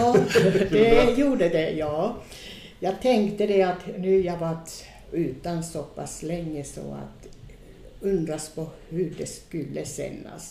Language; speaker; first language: Swedish; non-native, fluent; Finnish